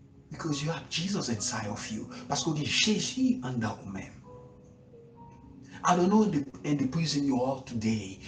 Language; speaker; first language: English; non-native, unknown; Haitian Creole